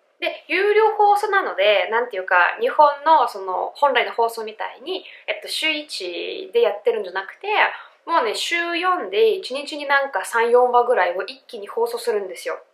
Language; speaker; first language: Japanese; non-native, fluent; Russian